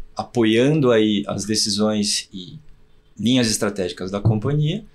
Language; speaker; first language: Portuguese; native; Portuguese